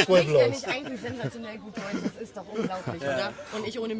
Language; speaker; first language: German; native; German